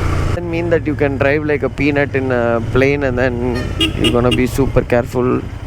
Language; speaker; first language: English; non-native, local second language; Tamil